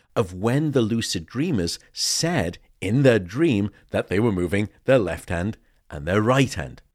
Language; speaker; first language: English; native; English